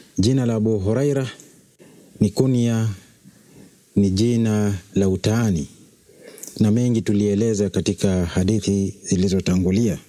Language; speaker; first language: Swahili; native; Swahili